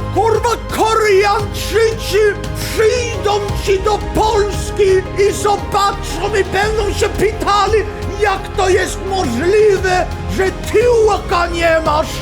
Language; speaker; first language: Polish; non-native, fluent; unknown